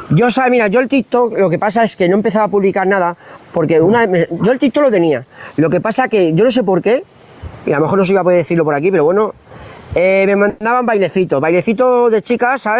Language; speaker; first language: Spanish; native; Spanish